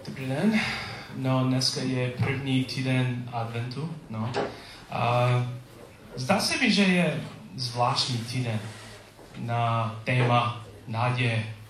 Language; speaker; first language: Czech; non-native, learner; English